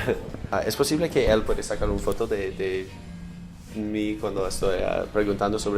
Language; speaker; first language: Spanish; non-native, learner; English